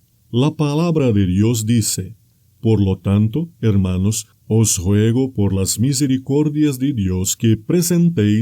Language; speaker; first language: Spanish; non-native, fluent; Portuguese